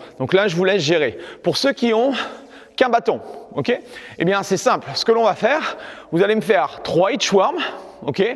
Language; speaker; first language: French; native; French